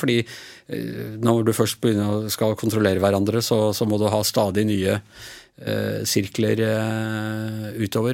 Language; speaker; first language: Norwegian; native; Norwegian